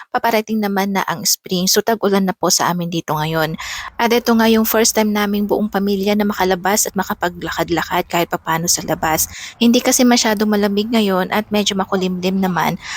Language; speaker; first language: Filipino; non-native, local second language; Iloko